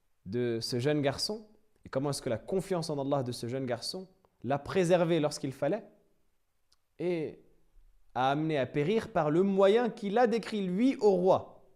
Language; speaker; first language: French; native; French